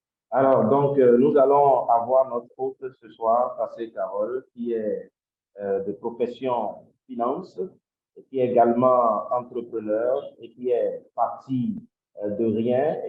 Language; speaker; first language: French; non-native, local second language; Yoruba